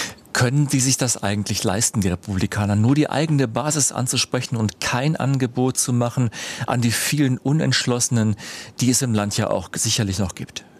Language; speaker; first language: German; native; German